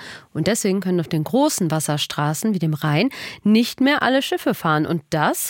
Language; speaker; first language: German; native; German